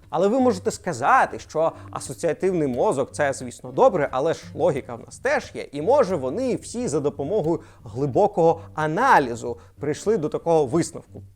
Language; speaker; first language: Ukrainian; non-native, local second language; Russian